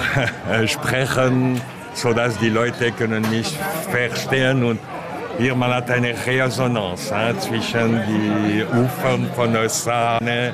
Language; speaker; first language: German; non-native, local second language; French